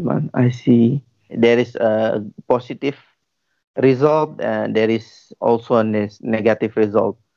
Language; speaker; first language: English; non-native, learner; Indonesian